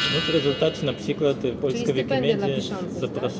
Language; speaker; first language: Polish; non-native, learner; Ukrainian